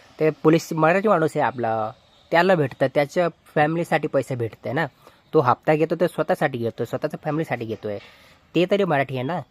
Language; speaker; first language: Marathi; non-native, local second language; Hindi